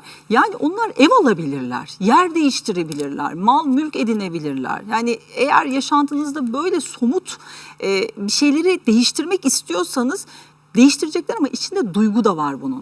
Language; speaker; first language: Turkish; native; Turkish